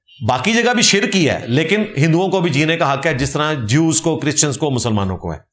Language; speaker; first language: Urdu; non-native, local second language; Punjabi